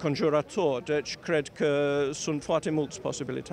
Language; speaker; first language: Romanian; non-native, learner; English